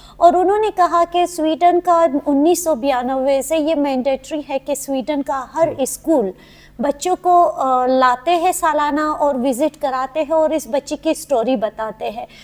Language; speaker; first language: Urdu; non-native, local second language; Hazaragi